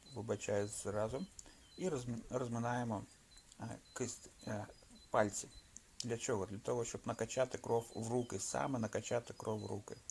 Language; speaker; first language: Ukrainian; non-native, local second language; Russian